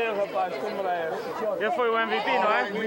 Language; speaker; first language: Portuguese; native; Portuguese